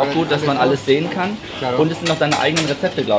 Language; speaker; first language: German; native; German